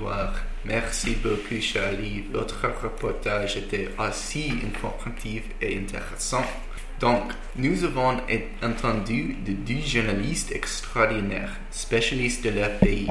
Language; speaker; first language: French; non-native, learner; English